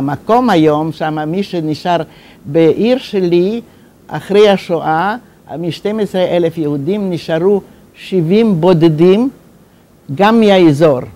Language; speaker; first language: Hebrew; non-native, fluent; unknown